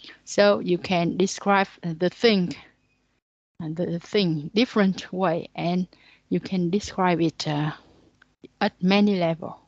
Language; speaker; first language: English; non-native, learner; Vietnamese